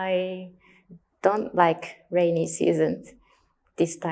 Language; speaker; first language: English; non-native, learner; Japanese